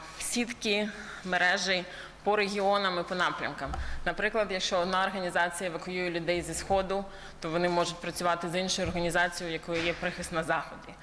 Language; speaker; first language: Ukrainian; early bilingual, heritage; Ukrainian